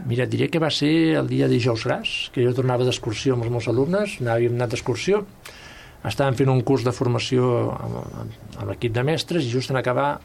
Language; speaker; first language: Catalan; native; Catalan